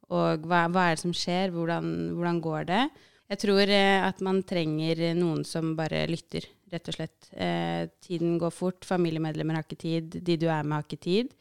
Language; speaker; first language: Norwegian; early bilingual, other home language; Arabic